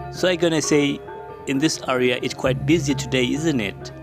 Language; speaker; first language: English; non-native, local second language; Indonesian